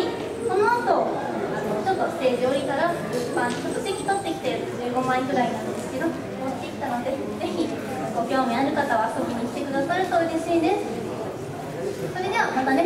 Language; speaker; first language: Japanese; native; Japanese